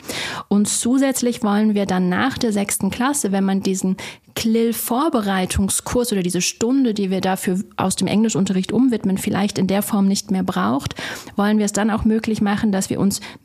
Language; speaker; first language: German; native; German